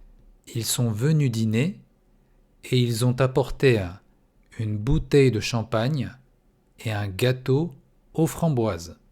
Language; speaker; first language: French; non-native, fluent; Russian